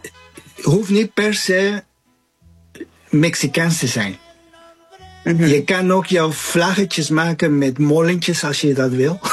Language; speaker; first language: Dutch; early bilingual, other home language; Spanish